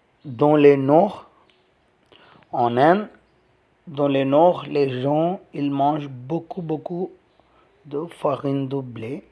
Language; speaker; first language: French; non-native, learner; Tamil